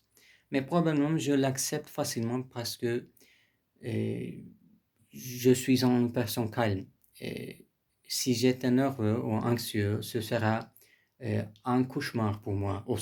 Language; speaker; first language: French; non-native, learner; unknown